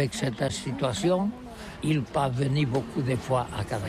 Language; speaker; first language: French; non-native, learner; Catalan